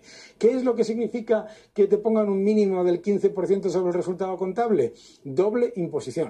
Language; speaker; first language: Spanish; native; Spanish